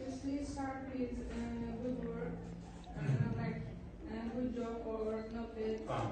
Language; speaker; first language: English; non-native, learner; Uzbek